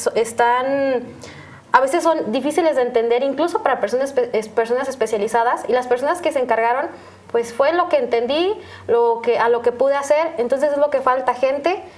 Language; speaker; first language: Spanish; native; Spanish